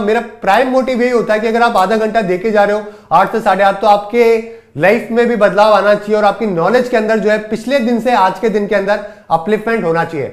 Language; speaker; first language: Hindi; native; Hindi